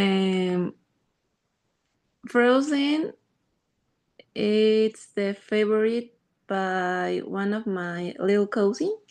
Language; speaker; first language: English; non-native, learner; Spanish